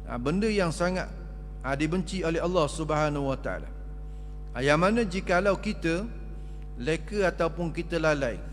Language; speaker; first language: Malay; native; Malay